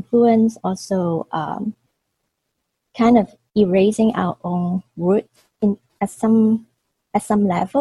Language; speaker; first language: English; non-native, local second language; Cantonese